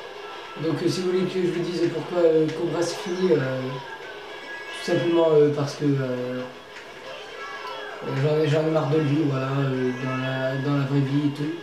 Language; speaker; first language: French; native; French